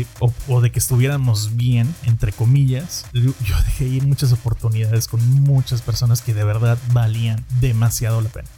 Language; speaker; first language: Spanish; native; Spanish